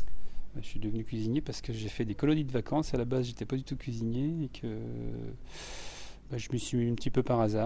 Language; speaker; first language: French; native; French